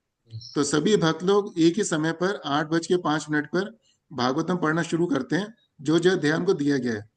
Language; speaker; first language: Hindi; native; Hindi